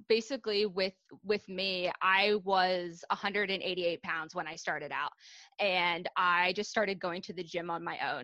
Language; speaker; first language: English; native; English